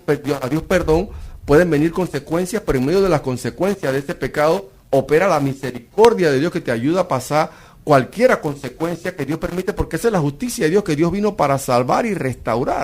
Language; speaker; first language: Spanish; native; Spanish